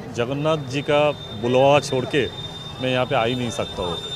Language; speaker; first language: Hindi; non-native, local second language; Bangla